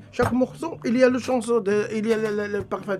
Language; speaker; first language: French; non-native, learner; Arabic